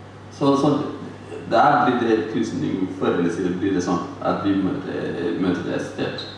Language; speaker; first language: Norwegian; non-native, fluent; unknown